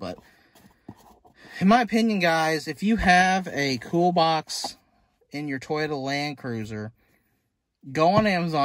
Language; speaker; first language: English; native; English